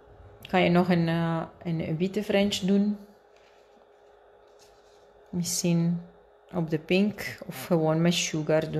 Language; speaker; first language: Dutch; non-native, fluent; Spanish